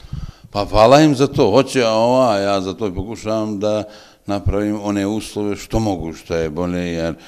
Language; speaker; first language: Croatian; native; Croatian